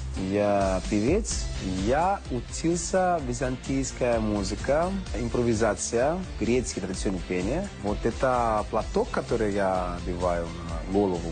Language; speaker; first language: Russian; non-native, learner; Greek